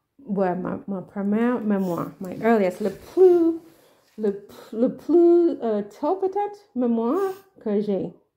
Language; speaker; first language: French; non-native, learner; English